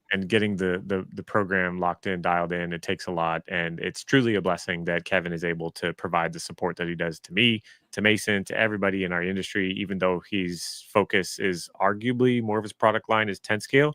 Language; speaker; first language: English; native; English